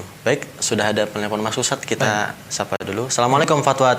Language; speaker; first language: Indonesian; native; Indonesian